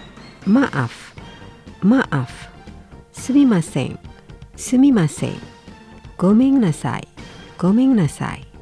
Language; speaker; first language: Japanese; non-native, fluent; Indonesian